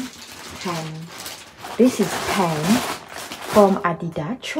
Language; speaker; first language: English; non-native, learner; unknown